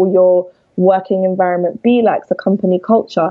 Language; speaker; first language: English; native; English